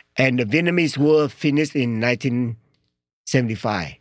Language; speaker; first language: English; non-native, learner; Vietnamese